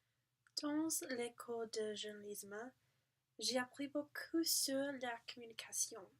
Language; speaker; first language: French; non-native, learner; English